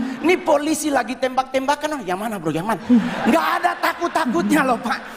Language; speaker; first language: Indonesian; native; Indonesian